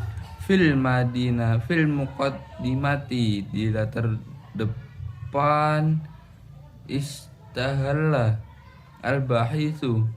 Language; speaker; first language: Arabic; non-native, learner; Indonesian